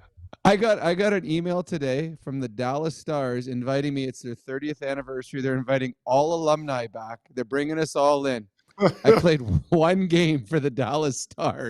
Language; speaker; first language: English; native; English